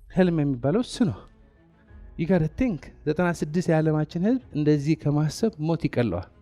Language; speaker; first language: Amharic; non-native, local second language; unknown